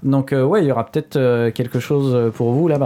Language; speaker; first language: French; native; French